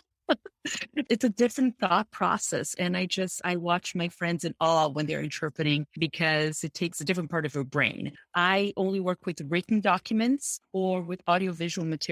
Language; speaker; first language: English; non-native, fluent; Portuguese